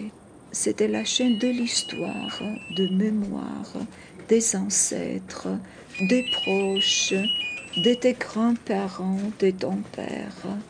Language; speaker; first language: French; non-native, fluent; Georgian